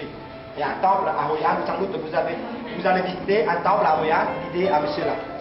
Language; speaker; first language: French; non-native, learner; Vietnamese